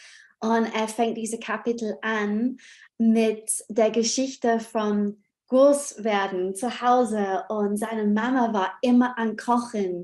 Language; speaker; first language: German; non-native, fluent; English